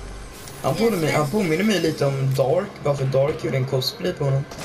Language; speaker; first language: Swedish; native; Swedish